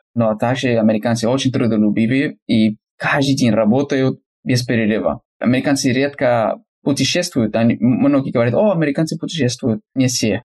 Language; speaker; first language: Russian; non-native, fluent; Spanish